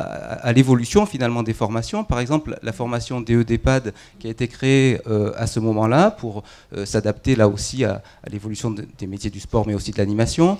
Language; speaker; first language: French; native; French